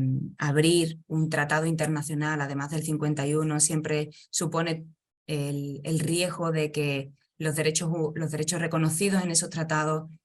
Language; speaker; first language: Spanish; native; Spanish